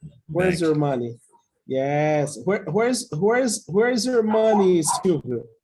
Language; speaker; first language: English; non-native, fluent; Portuguese